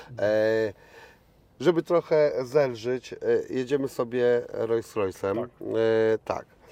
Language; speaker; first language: Polish; native; Polish